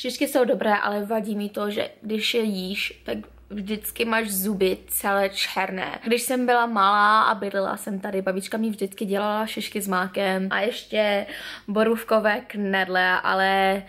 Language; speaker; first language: Czech; early bilingual, heritage; Czech